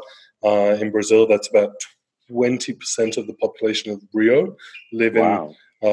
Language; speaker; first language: English; native; English